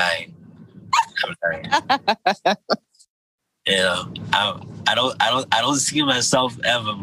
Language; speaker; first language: English; non-native, local second language; Shona